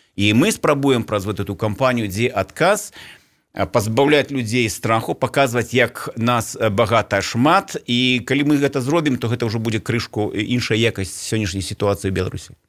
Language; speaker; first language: Belarusian; native; Belarusian